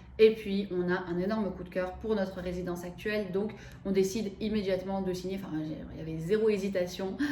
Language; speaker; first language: French; early bilingual, other home language; Arabic